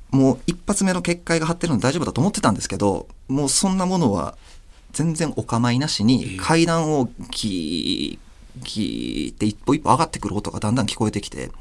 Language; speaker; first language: Japanese; native; Japanese